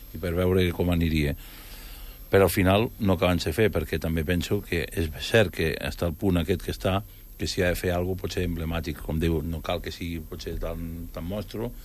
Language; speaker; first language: Catalan; native; Catalan